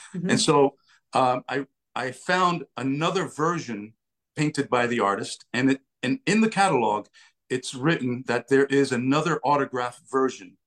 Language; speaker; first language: English; early bilingual, other home language; Italian